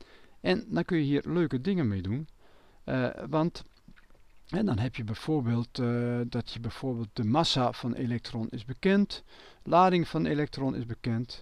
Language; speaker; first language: Dutch; native; Dutch